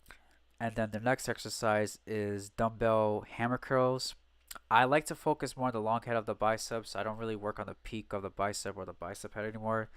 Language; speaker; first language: English; native; English